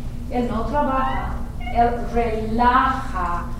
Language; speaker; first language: Spanish; non-native, fluent; English